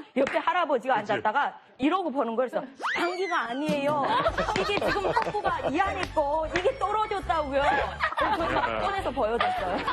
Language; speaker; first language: Korean; native; Korean